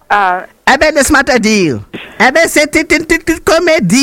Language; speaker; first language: French; native; French